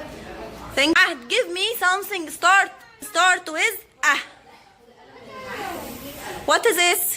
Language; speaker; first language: English; non-native, learner; Arabic